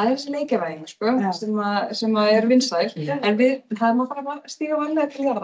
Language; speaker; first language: Icelandic; native; Icelandic